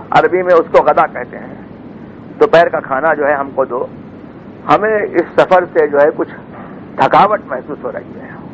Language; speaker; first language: Urdu; native; Urdu